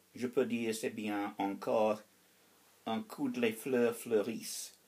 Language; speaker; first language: French; non-native, fluent; English